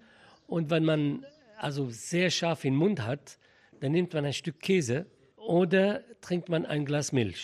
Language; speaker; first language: German; non-native, fluent; Arabic